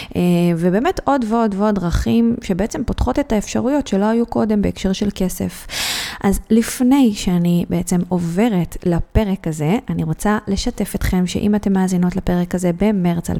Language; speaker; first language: Hebrew; native; Hebrew